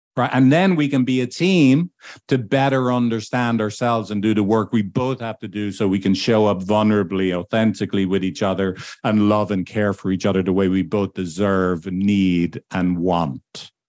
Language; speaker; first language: English; native; English